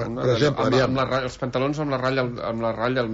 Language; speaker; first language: Catalan; native; Catalan